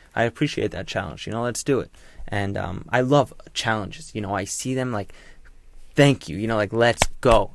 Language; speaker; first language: English; native; English